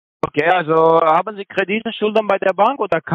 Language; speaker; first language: German; non-native, learner; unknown